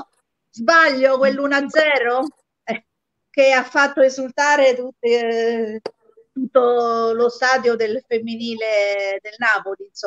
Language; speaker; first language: Italian; native; Italian